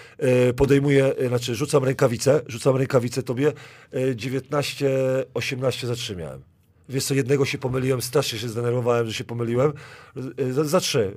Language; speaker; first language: Polish; native; Polish